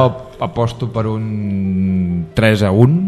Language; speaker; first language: Catalan; native; Catalan